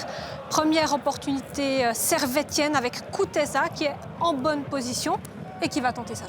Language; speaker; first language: French; native; French